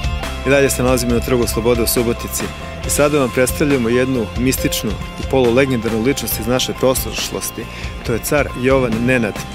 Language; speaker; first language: Serbian; native; Serbian